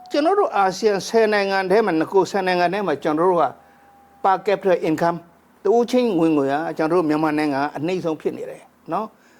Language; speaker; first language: Burmese; non-native, local second language; Shan